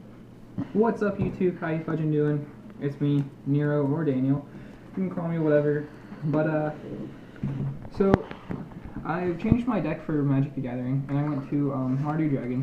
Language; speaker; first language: English; native; English